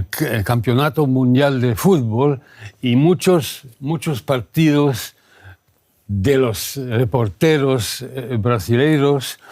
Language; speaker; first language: Spanish; non-native, fluent; German